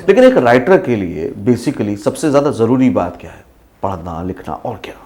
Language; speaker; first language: Hindi; native; Hindi